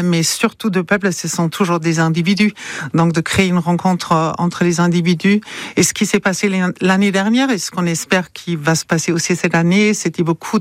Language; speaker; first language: French; non-native, fluent; German